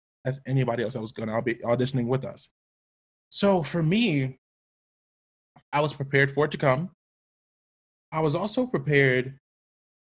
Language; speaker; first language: English; native; English